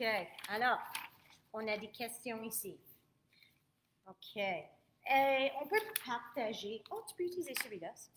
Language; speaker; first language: French; non-native, fluent; English